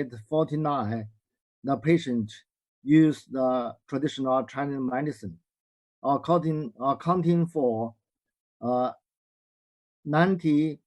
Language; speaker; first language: English; non-native, learner; Chinese